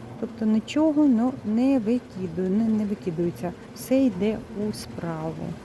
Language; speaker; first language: Ukrainian; native; Ukrainian